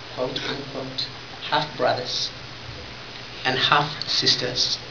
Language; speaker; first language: English; non-native, fluent; Tigrinya